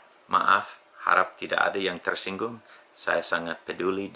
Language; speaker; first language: Indonesian; non-native, fluent; English